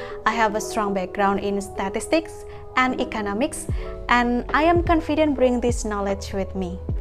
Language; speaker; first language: English; non-native, fluent; Indonesian